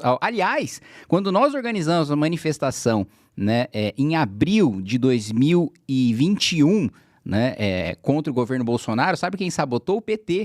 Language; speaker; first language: Portuguese; native; Portuguese